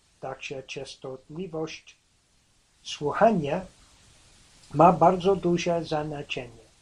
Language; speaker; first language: Polish; non-native, learner; English